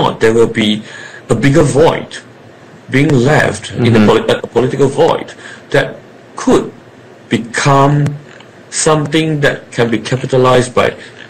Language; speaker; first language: English; non-native, local second language; Chinese